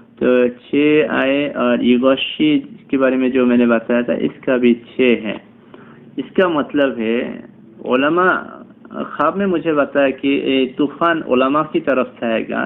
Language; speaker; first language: Urdu; non-native, fluent; Bangla